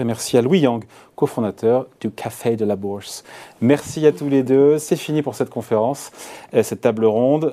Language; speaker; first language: French; native; French